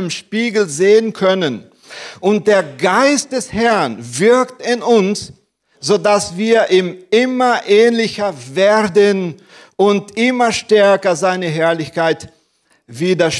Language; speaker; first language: German; non-native, fluent; Portuguese